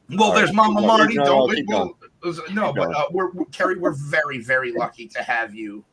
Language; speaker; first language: English; native; English